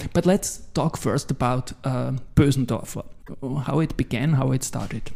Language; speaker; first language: English; non-native, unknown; German